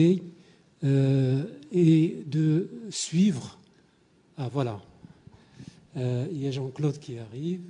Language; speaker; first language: French; native; French